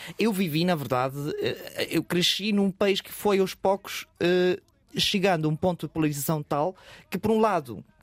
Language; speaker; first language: Portuguese; non-native, fluent; Spanish